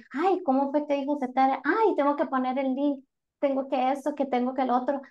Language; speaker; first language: Spanish; native; Spanish